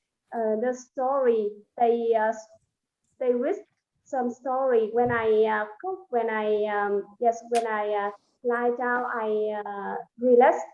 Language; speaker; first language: English; non-native, learner; Vietnamese